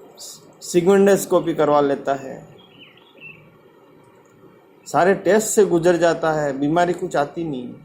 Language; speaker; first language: Hindi; native; Hindi